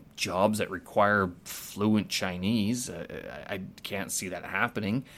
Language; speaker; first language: English; native; English